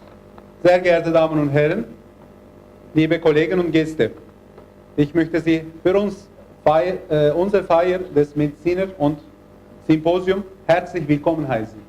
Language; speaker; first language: German; non-native, fluent; Turkish